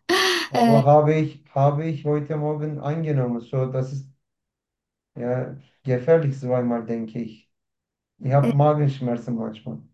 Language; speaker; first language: German; non-native, learner; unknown